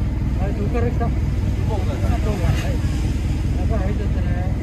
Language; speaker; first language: Japanese; native; Japanese